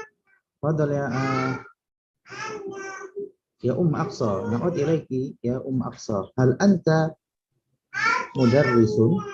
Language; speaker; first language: Arabic; non-native, fluent; Indonesian